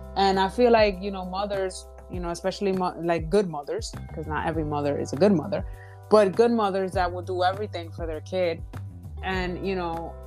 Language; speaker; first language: English; early bilingual, other home language; Spanish